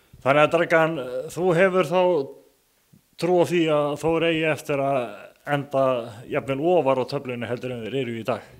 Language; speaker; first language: Icelandic; native; Icelandic